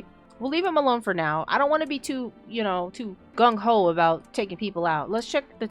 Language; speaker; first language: English; native; English